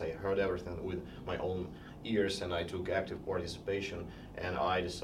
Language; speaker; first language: English; non-native, fluent; Ukrainian